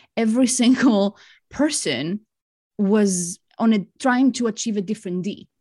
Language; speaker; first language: English; non-native, fluent; Greek